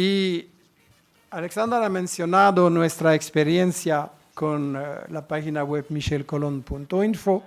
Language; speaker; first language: Spanish; non-native, fluent; French